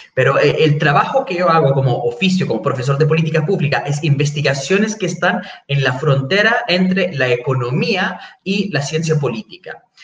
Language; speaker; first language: Spanish; non-native, fluent; English